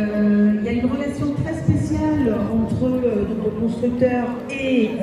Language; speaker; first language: French; native; French